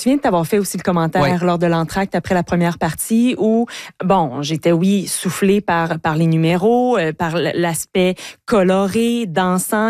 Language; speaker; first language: French; native; French